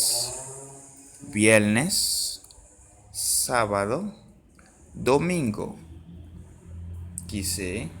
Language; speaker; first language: Spanish; non-native, fluent; Haitian Creole